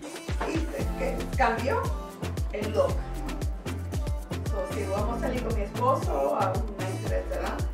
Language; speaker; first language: Spanish; early bilingual, heritage; Spanish